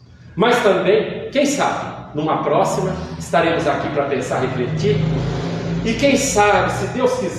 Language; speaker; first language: Portuguese; native; Portuguese